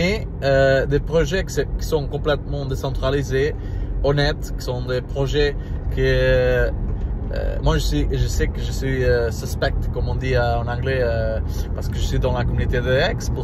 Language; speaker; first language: French; non-native, learner; Portuguese